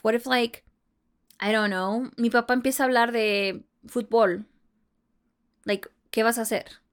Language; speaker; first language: Spanish; early bilingual, heritage; Spanish